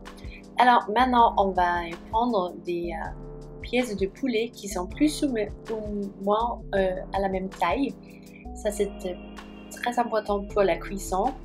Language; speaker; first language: French; non-native, fluent; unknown